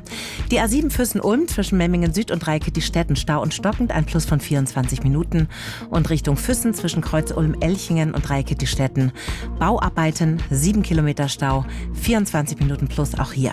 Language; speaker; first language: German; native; German